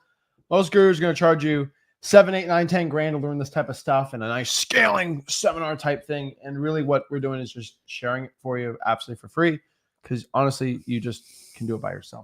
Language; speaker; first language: English; native; English